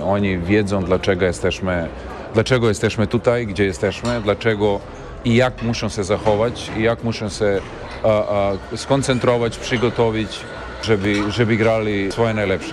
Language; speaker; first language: Polish; non-native, learner; Serbian